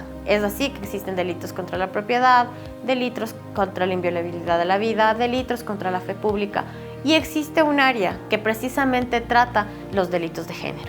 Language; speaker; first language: Spanish; native; Spanish